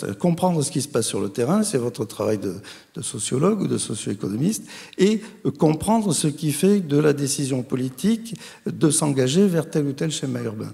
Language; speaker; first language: French; native; French